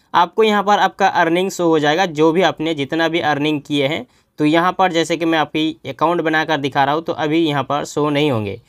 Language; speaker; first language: Hindi; native; Hindi